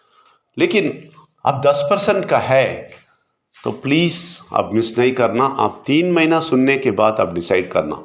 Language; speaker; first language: Hindi; non-native, local second language; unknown